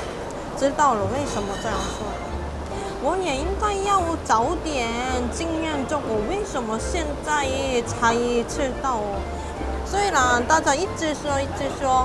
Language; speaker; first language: Chinese; non-native, fluent; Korean